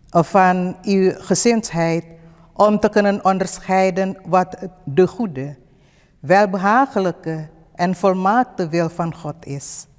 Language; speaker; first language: Dutch; non-native, fluent; Indonesian